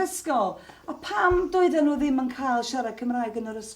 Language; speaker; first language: Welsh; native; Welsh